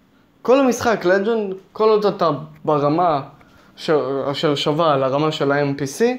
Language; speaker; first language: Hebrew; native; Hebrew